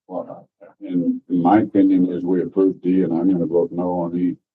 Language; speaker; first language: English; native; English